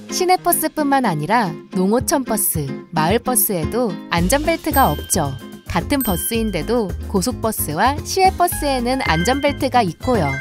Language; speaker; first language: Korean; native; Korean